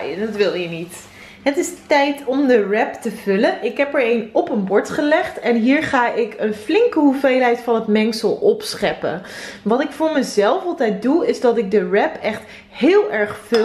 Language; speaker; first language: Dutch; native; Dutch